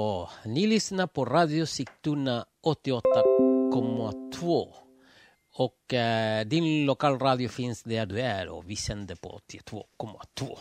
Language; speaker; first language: Swedish; non-native, fluent; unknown